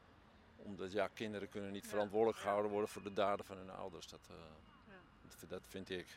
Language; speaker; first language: Dutch; native; Dutch